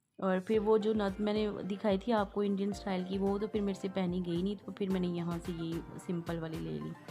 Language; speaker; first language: Urdu; native; Urdu